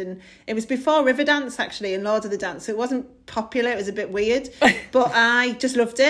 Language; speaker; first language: English; native; English